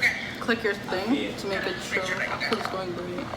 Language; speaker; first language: English; native; English